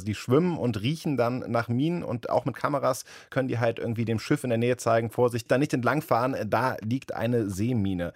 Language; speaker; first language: German; native; German